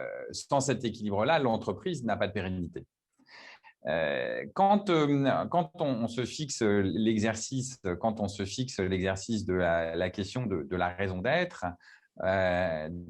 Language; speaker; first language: French; native; French